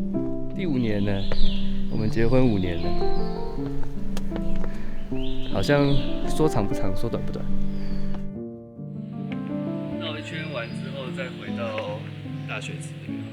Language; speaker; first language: Chinese; native; Chinese